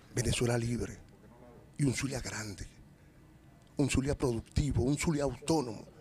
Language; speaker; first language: Spanish; native; Spanish